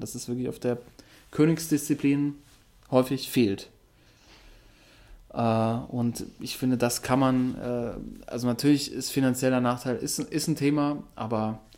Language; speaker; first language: German; native; German